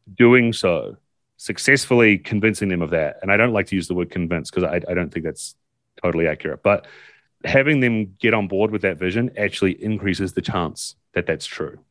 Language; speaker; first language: English; native; English